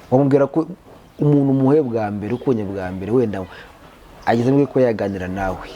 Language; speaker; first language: Kinyarwanda; native; Kinyarwanda